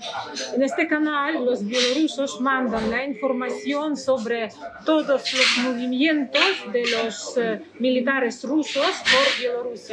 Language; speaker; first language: Spanish; non-native, fluent; Russian